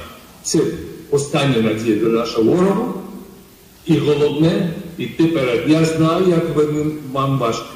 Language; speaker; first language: Ukrainian; non-native, fluent; Georgian